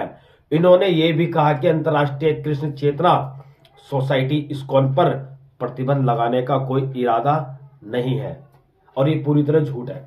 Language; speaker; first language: Hindi; native; Hindi